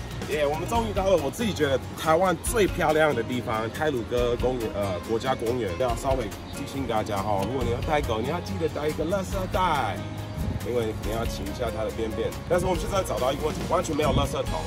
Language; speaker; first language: Chinese; non-native, fluent; English